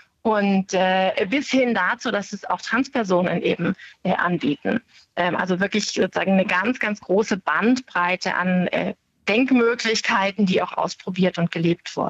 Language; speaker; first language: German; native; German